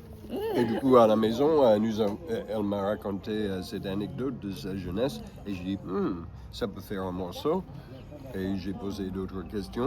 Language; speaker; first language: French; non-native, fluent; English